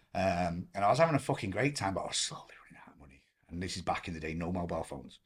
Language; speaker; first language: English; native; English